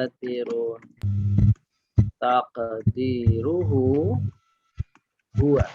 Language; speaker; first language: Arabic; non-native, fluent; Indonesian